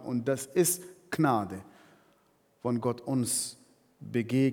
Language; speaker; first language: German; non-native, fluent; Arabic